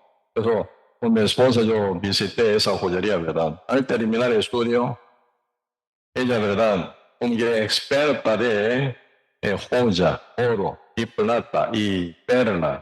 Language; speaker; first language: Spanish; non-native, learner; Korean